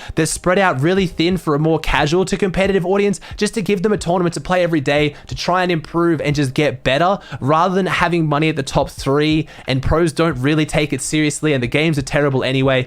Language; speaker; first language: English; native; English